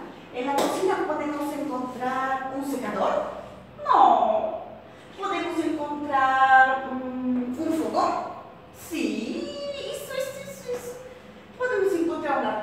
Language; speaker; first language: Portuguese; non-native, fluent; Spanish